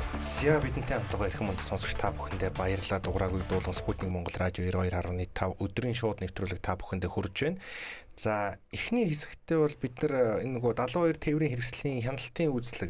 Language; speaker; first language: Mongolian; native; Mongolian